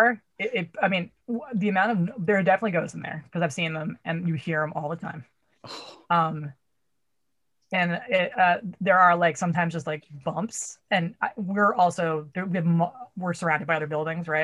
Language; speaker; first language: English; native; English